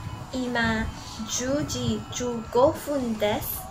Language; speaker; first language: Japanese; non-native, learner; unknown